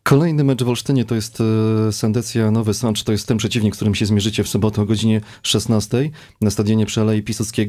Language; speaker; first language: Polish; native; Polish